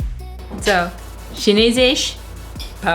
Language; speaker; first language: German; non-native, learner; Chinese